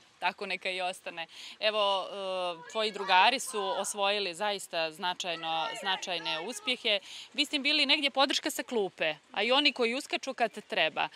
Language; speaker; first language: Serbian; native; Serbian